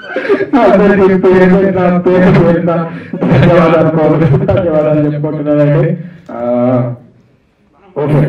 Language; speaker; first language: Telugu; native; Telugu